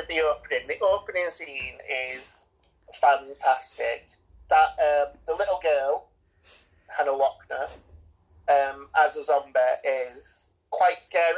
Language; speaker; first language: English; native; English